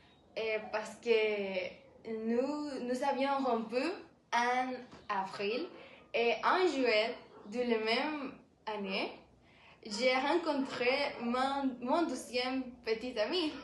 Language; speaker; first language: French; non-native, learner; Spanish